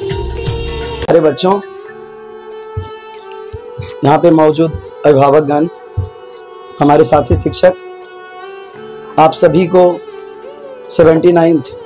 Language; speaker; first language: Hindi; native; Hindi